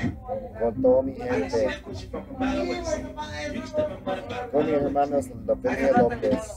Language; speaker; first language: Spanish; early bilingual, heritage; English